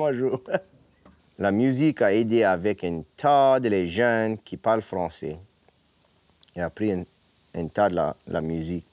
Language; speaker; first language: French; non-native, local second language; English